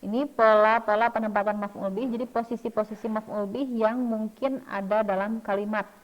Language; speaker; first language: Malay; non-native, local second language; Sundanese